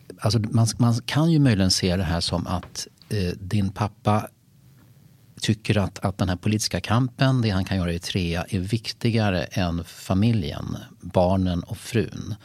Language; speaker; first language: Swedish; native; Swedish